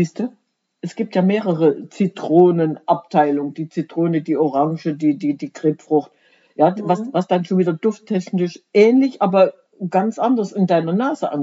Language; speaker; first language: German; native; German